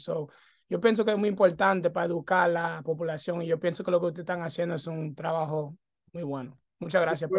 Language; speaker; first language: Spanish; early bilingual, heritage; English